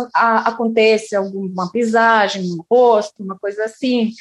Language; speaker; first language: Portuguese; non-native, fluent; Russian